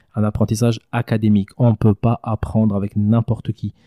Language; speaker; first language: French; native; French